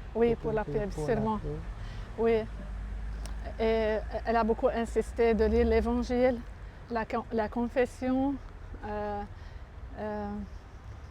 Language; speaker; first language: French; non-native, local second language; Arabic